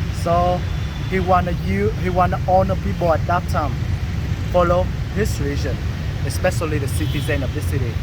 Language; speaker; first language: English; non-native, learner; Vietnamese